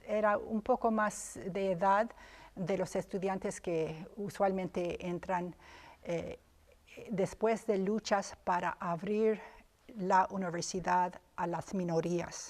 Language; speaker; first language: Spanish; early bilingual, other home language; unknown